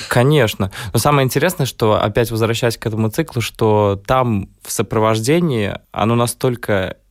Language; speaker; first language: Russian; native; Russian